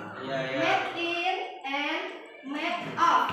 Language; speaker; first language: English; non-native, learner; Indonesian